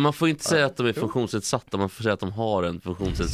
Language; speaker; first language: Swedish; native; Swedish